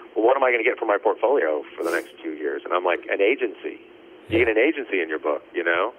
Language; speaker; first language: English; native; English